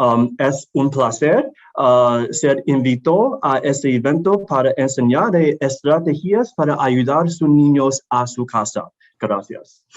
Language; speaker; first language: Spanish; non-native, learner; English